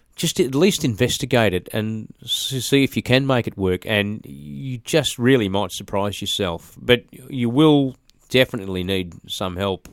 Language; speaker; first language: English; native; English